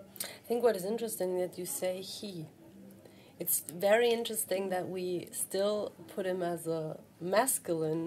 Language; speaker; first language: English; non-native, fluent; German